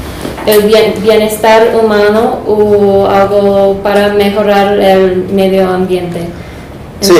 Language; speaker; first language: Spanish; non-native, fluent; English